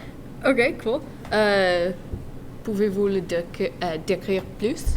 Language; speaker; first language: French; non-native, learner; English